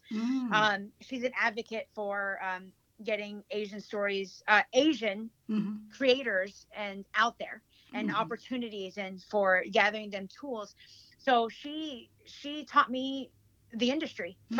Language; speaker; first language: English; early bilingual, other home language; Hiligaynon